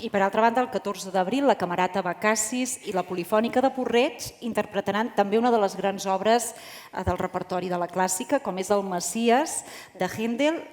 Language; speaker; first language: Catalan; native; Catalan